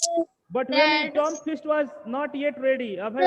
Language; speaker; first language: English; non-native, local second language; Hindi